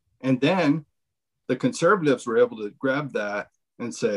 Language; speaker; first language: English; native; English